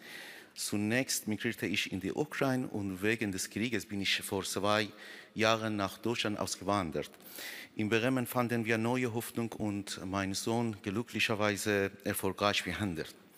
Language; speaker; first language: German; non-native, learner; Persian